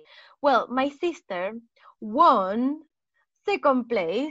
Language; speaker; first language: English; non-native, fluent; Spanish